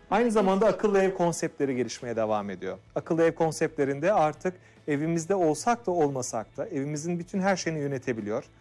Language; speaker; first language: Turkish; native; Turkish